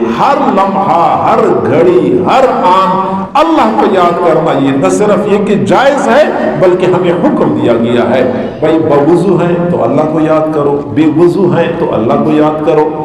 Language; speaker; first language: Urdu; native; Urdu